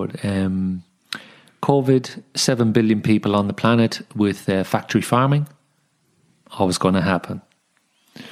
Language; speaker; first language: English; native; English